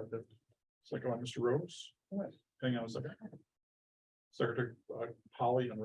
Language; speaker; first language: English; native; English